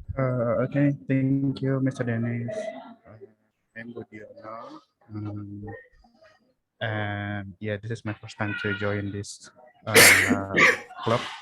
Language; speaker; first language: English; non-native, learner; Indonesian